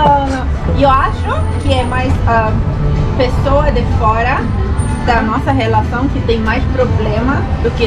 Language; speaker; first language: Portuguese; early bilingual, heritage; Portuguese